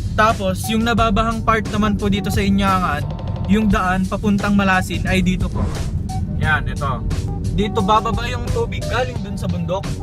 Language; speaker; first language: Filipino; non-native, local second language; Iloko